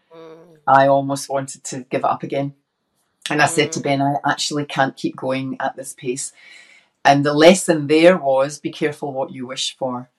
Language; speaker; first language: English; native; English